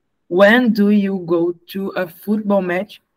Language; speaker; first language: English; non-native, learner; Portuguese